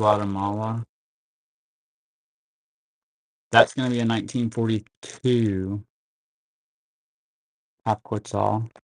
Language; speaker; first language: English; native; English